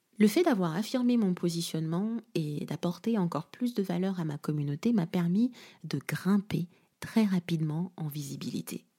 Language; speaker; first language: French; non-native, local second language; Lingala